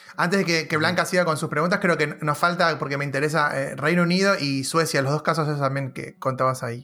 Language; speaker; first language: Spanish; native; Spanish